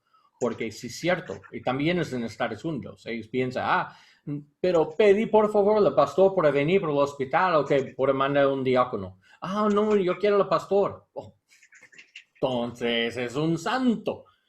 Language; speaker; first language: Spanish; non-native, learner; English